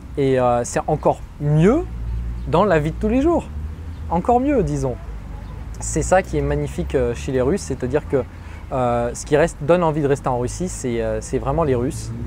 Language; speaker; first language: French; native; French